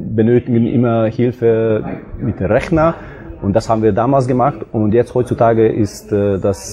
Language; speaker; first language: German; non-native, local second language; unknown